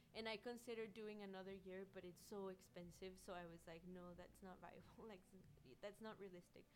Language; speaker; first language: English; non-native, fluent; Spanish